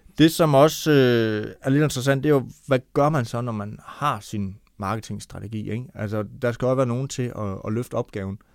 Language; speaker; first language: Danish; native; Danish